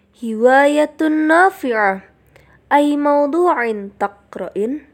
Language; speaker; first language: Arabic; non-native, learner; Indonesian